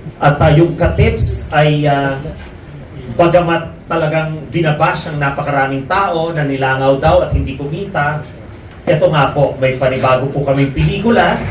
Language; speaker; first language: Filipino; native; Filipino